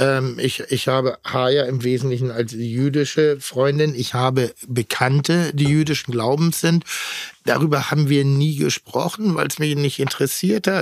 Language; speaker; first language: German; native; German